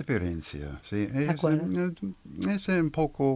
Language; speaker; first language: Spanish; non-native, learner; French